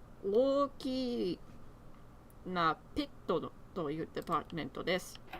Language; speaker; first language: Japanese; non-native, learner; English